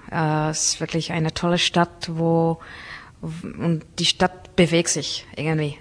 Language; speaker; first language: German; non-native, fluent; Czech